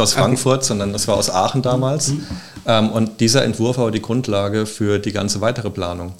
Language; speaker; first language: German; native; German